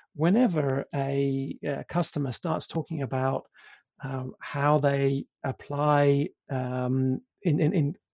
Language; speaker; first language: English; native; English